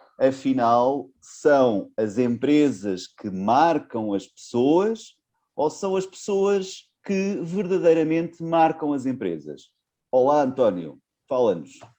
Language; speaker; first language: Portuguese; native; Portuguese